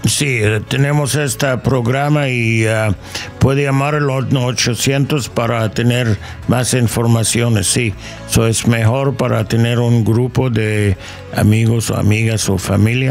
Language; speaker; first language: Spanish; non-native, learner; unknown